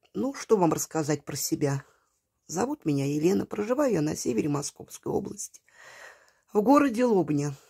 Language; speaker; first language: Russian; native; Russian